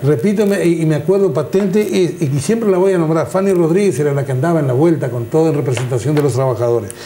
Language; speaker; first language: Spanish; native; Spanish